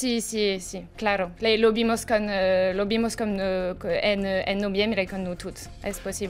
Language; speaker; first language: Spanish; non-native, fluent; French